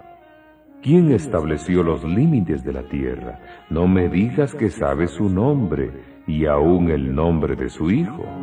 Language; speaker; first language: Spanish; native; Spanish